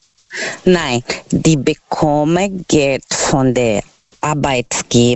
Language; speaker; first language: German; non-native, fluent; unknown